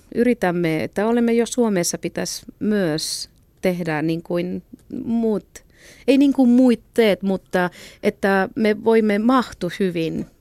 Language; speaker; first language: Finnish; non-native, fluent; Catalan